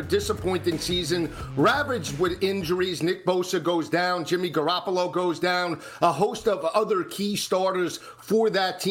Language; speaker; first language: English; native; English